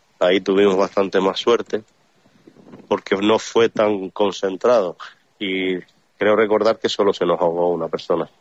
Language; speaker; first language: Spanish; native; Spanish